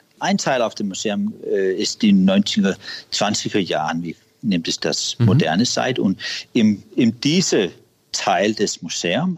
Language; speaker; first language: German; non-native, learner; Danish